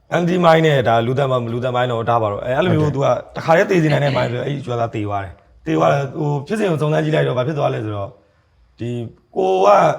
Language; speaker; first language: Burmese; native; Burmese